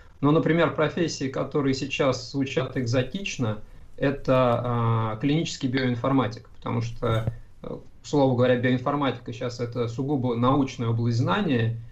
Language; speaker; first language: Russian; native; Russian